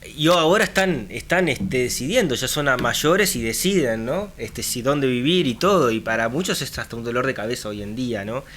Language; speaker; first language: Spanish; native; Spanish